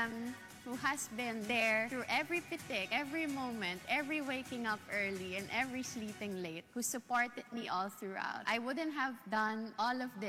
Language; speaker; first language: English; non-native, local second language; Filipino